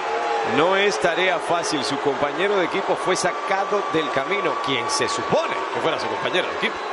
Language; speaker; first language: Spanish; native; Spanish